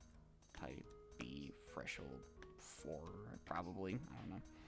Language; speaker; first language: English; native; English